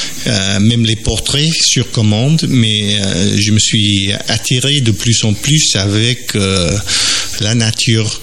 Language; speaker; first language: French; non-native, fluent; English